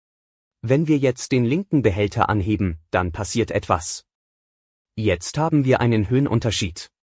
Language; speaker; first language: German; native; German